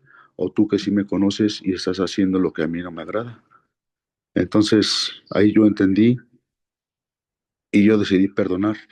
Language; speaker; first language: Spanish; native; Spanish